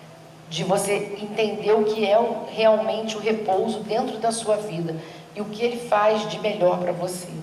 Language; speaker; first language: Portuguese; native; Portuguese